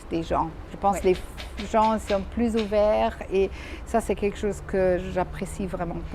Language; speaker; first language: French; non-native, fluent; German